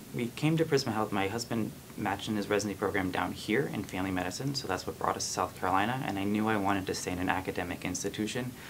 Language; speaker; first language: English; native; English